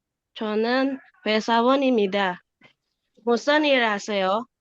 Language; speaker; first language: Korean; non-native, learner; Indonesian